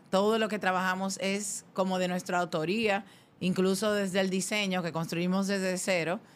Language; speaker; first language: Spanish; native; Spanish